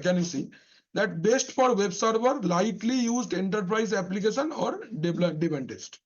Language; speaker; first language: Hindi; non-native, local second language; Bangla